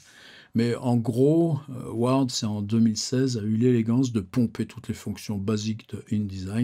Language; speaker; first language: French; native; French